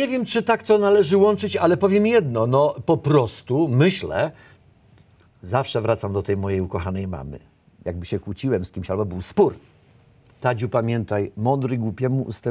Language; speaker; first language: Polish; native; Polish